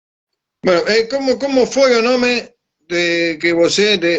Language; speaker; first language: Portuguese; non-native, learner; Spanish